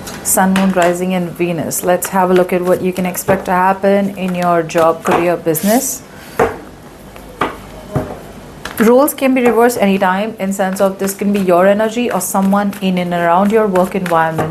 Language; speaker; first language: English; non-native, local second language; Hindi